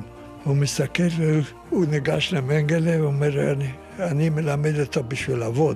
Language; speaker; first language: Hebrew; non-native, fluent; Yiddish